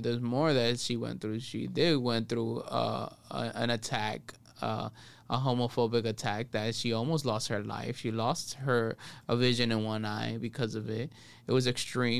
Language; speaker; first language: English; early bilingual, other home language; Spanish